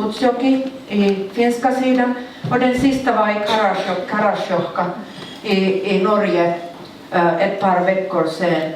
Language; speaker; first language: Swedish; non-native, local second language; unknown